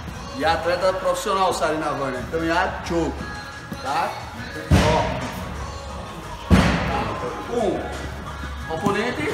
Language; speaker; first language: Russian; non-native, learner; Portuguese